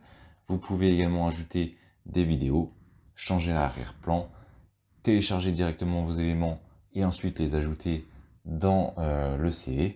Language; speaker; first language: French; native; French